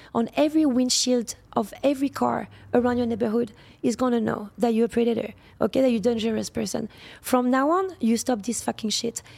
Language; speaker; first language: English; non-native, fluent; French